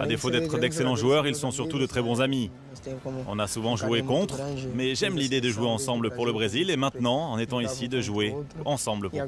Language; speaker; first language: French; native; French